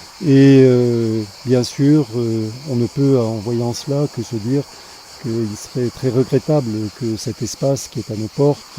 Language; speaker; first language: French; native; French